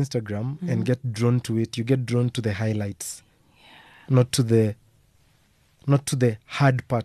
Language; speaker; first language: English; non-native, local second language; Kamba